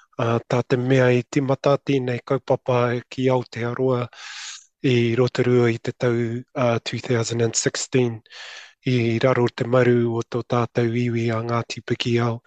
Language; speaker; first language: Māori; non-native, local second language; English